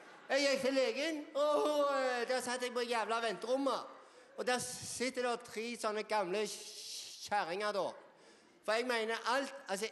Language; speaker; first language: Norwegian; native; Norwegian